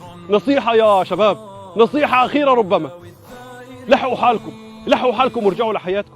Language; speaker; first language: Arabic; native; Arabic